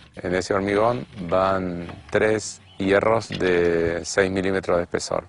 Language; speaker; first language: Spanish; native; Spanish